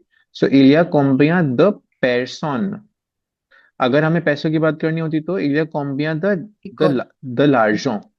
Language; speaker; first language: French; non-native, fluent; Hindi